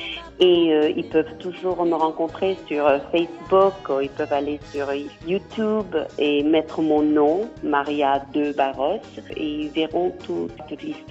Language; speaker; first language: French; non-native, fluent; Kabuverdianu